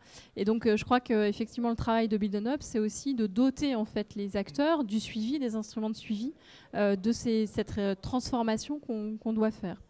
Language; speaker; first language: French; native; French